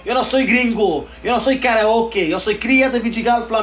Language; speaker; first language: Spanish; non-native, learner; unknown